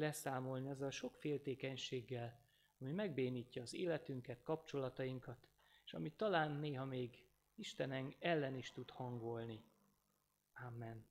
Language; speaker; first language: Hungarian; native; Hungarian